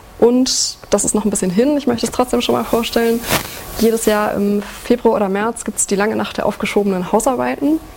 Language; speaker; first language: German; native; German